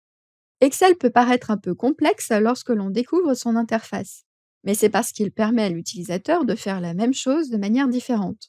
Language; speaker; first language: French; native; French